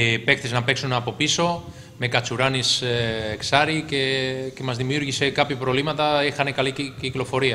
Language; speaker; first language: Greek; non-native, learner; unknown